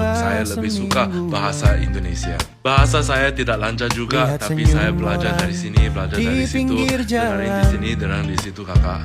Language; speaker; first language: Indonesian; non-native, fluent; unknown